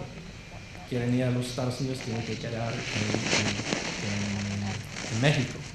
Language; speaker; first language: Spanish; non-native, fluent; English